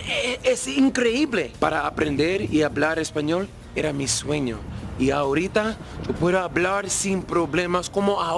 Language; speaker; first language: Spanish; non-native, learner; English